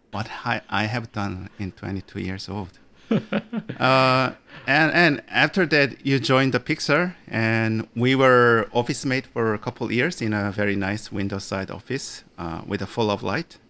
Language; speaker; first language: English; non-native, fluent; Korean